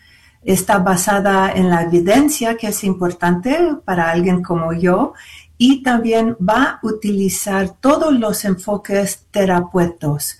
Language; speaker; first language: Spanish; early bilingual, heritage; Spanish